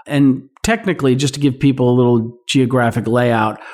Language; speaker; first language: English; native; English